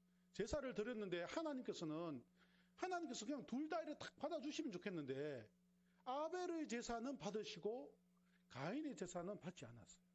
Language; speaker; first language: Korean; native; Korean